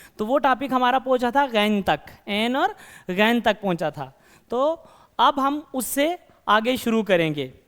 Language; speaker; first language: Hindi; non-native, local second language; Kashmiri